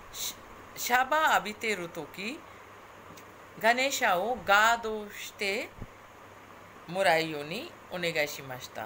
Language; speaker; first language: Japanese; non-native, fluent; Hindi